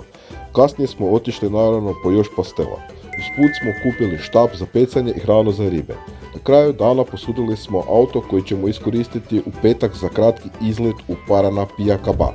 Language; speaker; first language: Croatian; native; Croatian